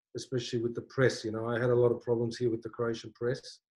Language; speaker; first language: English; native; English